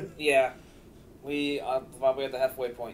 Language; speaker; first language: English; native; English